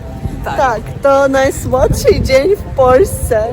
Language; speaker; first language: Polish; non-native, learner; Russian